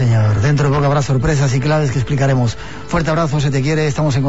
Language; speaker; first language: Spanish; native; Spanish